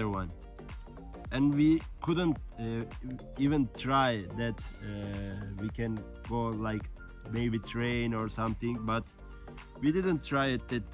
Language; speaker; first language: English; non-native, fluent; Turkish